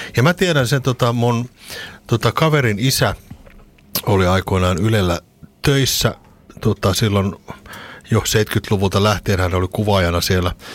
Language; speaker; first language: Finnish; native; Finnish